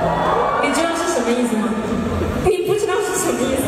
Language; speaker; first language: Chinese; non-native, local second language; Cantonese